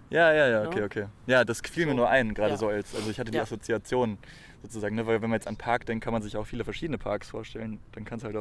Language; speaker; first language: German; native; German